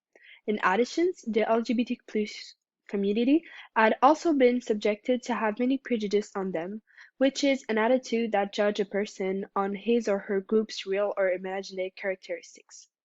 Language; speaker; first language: English; non-native, local second language; French